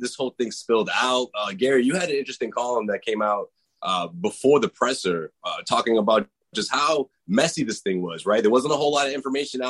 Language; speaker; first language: English; native; English